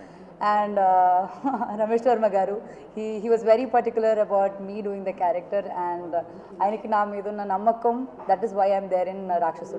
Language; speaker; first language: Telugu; non-native, fluent; Malayalam